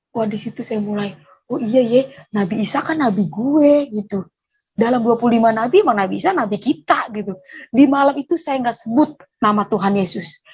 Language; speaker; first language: Indonesian; native; Indonesian